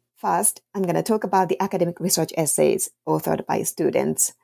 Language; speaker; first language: English; non-native, fluent; Japanese